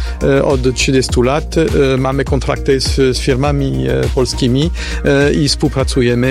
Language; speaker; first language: Polish; non-native, fluent; French